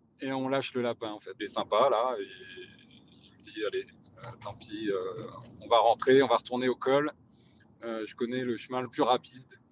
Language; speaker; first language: French; native; French